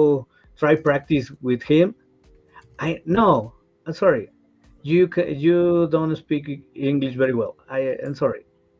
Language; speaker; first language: English; non-native, learner; Spanish